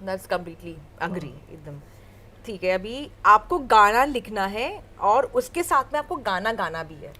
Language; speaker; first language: Hindi; native; Hindi